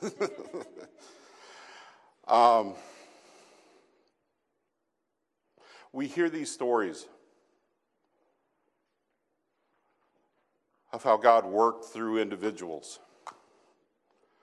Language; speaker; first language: English; native; English